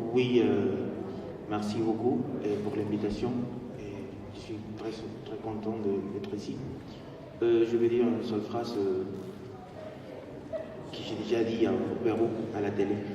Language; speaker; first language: French; non-native, fluent; Spanish